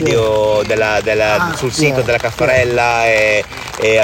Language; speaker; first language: English; non-native, fluent; Italian